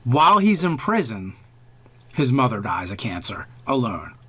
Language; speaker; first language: English; native; English